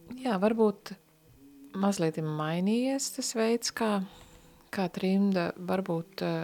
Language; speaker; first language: Latvian; early bilingual, heritage; Latvian